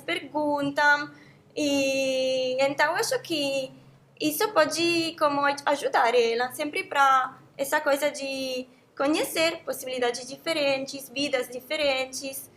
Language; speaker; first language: Portuguese; non-native, fluent; Italian